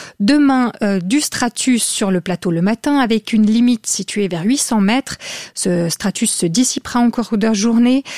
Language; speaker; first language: French; native; French